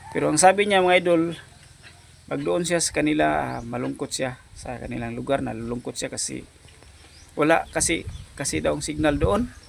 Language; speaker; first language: Filipino; non-native, local second language; Cebuano